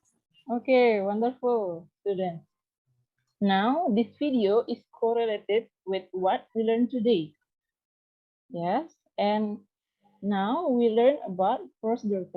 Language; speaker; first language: English; non-native, learner; Indonesian